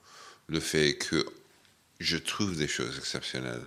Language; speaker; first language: French; non-native, fluent; English